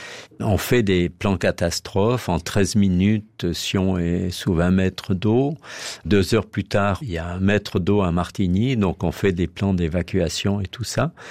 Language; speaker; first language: French; native; French